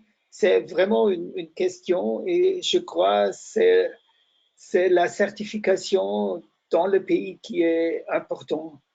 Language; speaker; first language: French; non-native, fluent; German